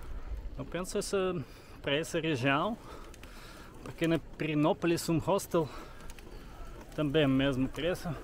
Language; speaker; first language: Portuguese; non-native, learner; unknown